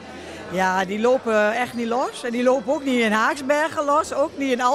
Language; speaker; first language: Dutch; native; Dutch